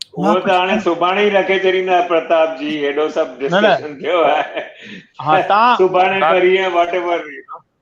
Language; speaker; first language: Sindhi; early bilingual, heritage; Sindhi